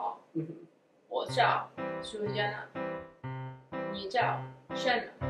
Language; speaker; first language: Chinese; non-native, learner; Portuguese